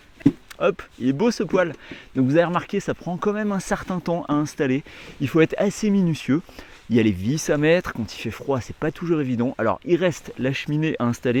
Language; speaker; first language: French; native; French